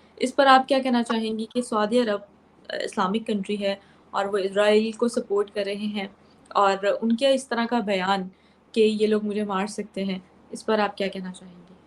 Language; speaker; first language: Urdu; native; Urdu